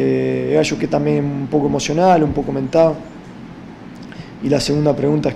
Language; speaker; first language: Portuguese; non-native, fluent; Spanish